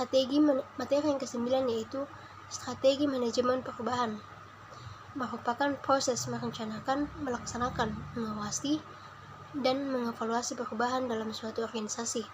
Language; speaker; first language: Indonesian; native; Indonesian